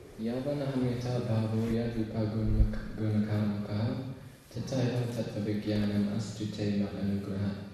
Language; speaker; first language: Hungarian; non-native, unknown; English